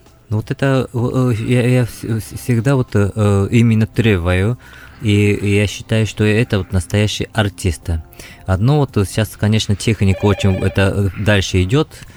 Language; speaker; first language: Russian; non-native, fluent; Japanese